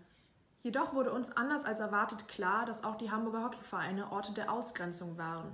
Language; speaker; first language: German; native; German